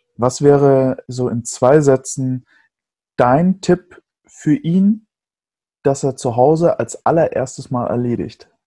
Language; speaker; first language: German; native; German